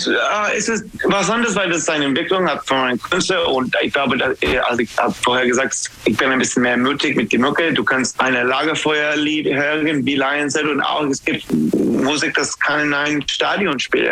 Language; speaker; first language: German; non-native, learner; English